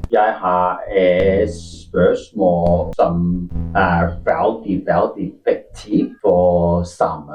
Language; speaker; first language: Norwegian; non-native, learner; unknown